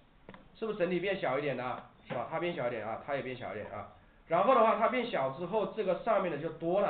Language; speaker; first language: Chinese; native; Chinese